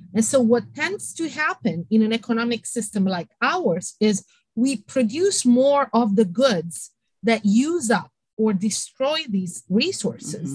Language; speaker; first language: English; non-native, fluent; Italian